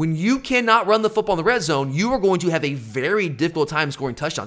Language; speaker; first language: English; native; English